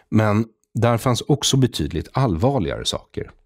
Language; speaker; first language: Swedish; native; Swedish